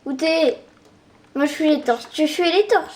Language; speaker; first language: French; native; French